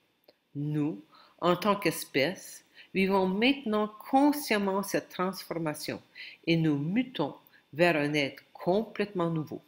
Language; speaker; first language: French; non-native, local second language; Ukrainian